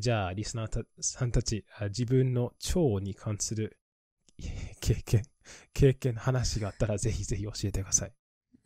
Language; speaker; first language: Japanese; non-native, fluent; English